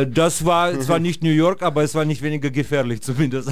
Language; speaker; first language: German; non-native, fluent; Russian